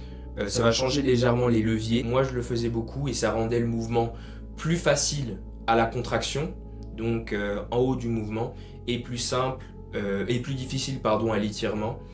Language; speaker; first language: French; native; French